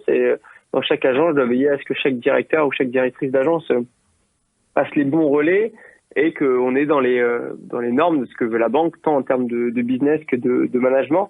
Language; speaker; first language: French; native; French